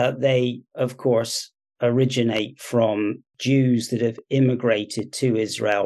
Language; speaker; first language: English; native; English